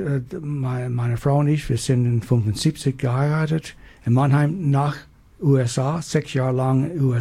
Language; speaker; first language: German; non-native, learner; English